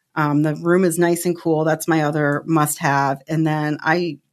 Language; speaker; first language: English; native; English